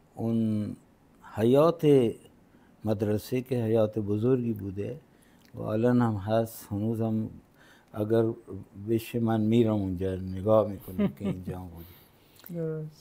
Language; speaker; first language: Persian; non-native, fluent; Punjabi